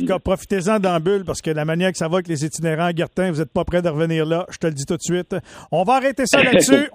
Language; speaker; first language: French; native; French